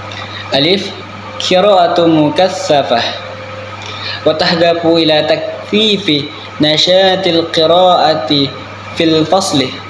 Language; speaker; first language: Arabic; non-native, learner; Indonesian